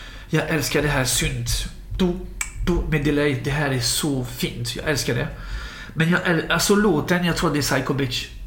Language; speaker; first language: Swedish; non-native, fluent; French